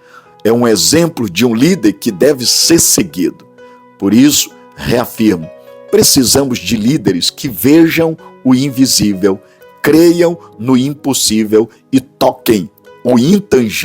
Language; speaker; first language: Portuguese; native; Portuguese